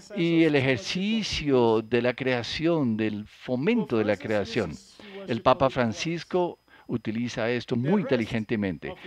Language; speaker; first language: Spanish; non-native, fluent; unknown